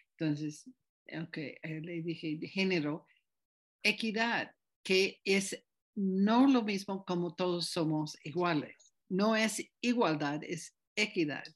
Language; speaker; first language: Spanish; non-native, fluent; English